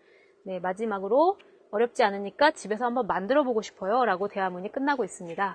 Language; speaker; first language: Korean; native; Korean